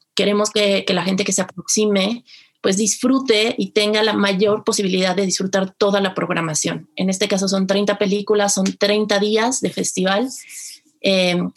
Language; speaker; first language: Spanish; native; Spanish